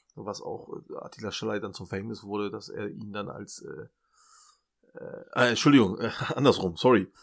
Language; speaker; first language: German; early bilingual, other home language; Turkish